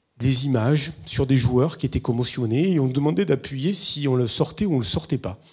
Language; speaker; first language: French; native; French